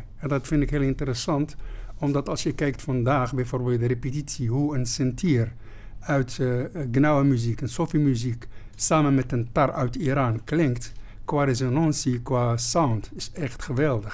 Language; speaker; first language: Dutch; non-native, fluent; Arabic